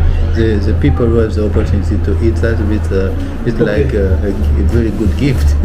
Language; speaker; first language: English; non-native, fluent; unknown